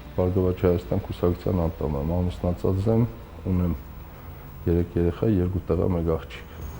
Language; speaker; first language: Armenian; native; Armenian